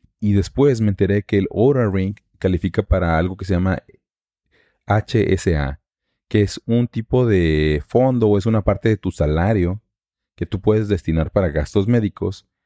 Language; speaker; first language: Spanish; native; Spanish